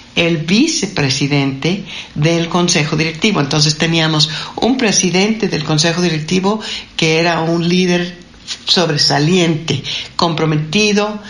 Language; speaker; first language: Spanish; non-native, fluent; English